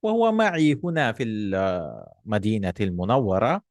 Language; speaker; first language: Arabic; non-native, fluent; Urdu